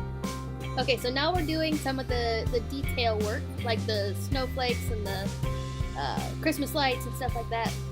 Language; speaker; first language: English; native; English